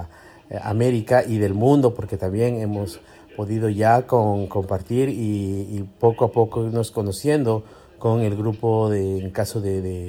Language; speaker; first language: Spanish; native; Spanish